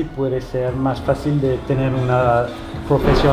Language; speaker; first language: Spanish; non-native, learner; French